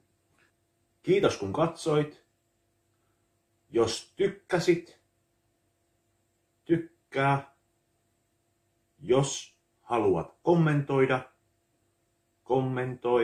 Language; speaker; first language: Finnish; native; Finnish